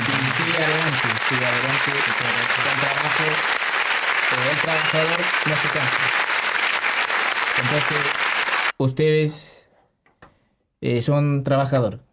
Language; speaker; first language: Spanish; non-native, learner; Haitian Creole